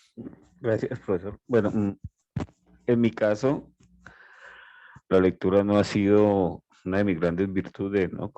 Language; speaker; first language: Spanish; native; Spanish